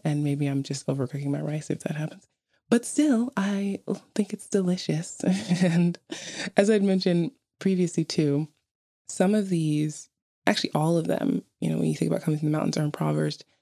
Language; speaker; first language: English; native; English